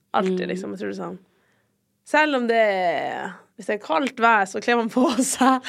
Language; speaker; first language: Norwegian; native; Norwegian